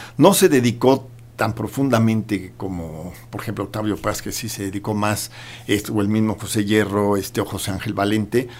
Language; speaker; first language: Spanish; native; Spanish